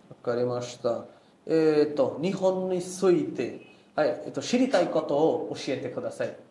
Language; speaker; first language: Japanese; non-native, fluent; Bangla